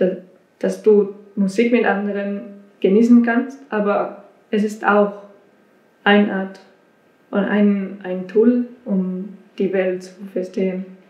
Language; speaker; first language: German; non-native, learner; Spanish